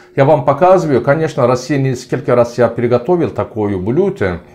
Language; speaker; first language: Russian; non-native, learner; Turkish